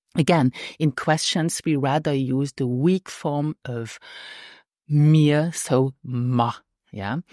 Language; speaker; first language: English; non-native, fluent; Luxembourgish